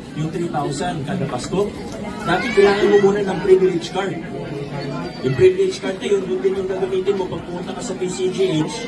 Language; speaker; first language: Filipino; native; Filipino